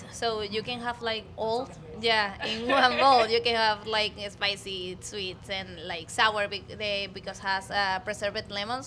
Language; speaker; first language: English; non-native, learner; Spanish